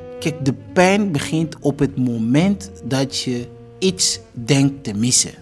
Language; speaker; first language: Dutch; non-native, fluent; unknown